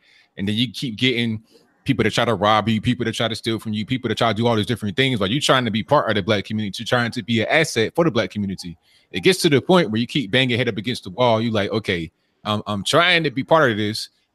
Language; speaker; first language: English; native; English